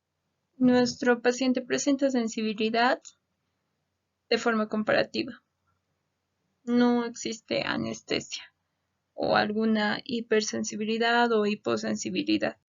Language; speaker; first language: Spanish; native; Spanish